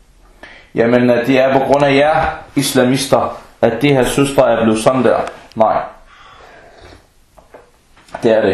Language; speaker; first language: Danish; early bilingual, other home language; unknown